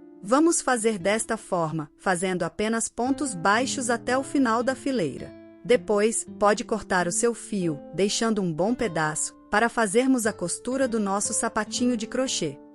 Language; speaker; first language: Portuguese; native; Portuguese